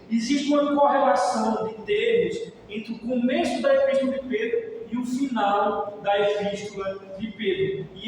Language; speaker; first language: Portuguese; native; Portuguese